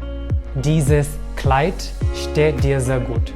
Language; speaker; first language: German; non-native, fluent; English